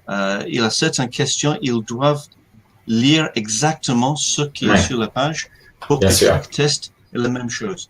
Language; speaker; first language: French; non-native, fluent; English